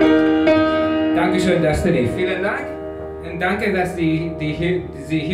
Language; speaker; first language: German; non-native, learner; Spanish